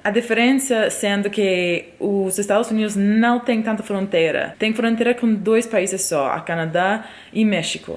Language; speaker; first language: Portuguese; non-native, fluent; English